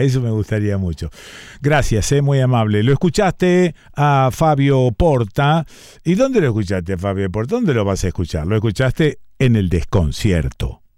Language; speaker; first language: Spanish; native; Spanish